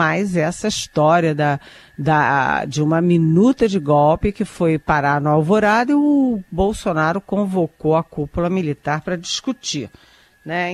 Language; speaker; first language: Portuguese; native; Portuguese